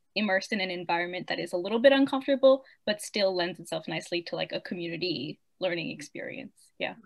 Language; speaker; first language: English; non-native, fluent; French